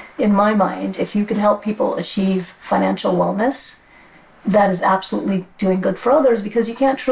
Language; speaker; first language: English; native; English